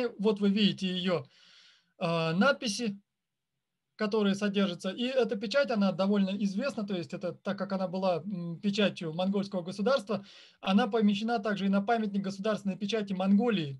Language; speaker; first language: Russian; native; Russian